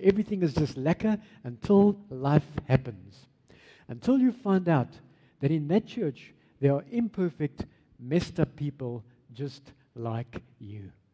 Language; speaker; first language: English; non-native, local second language; Afrikaans